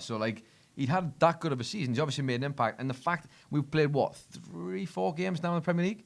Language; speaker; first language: English; native; English